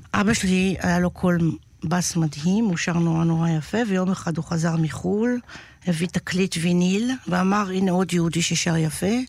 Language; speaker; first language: Hebrew; native; Hebrew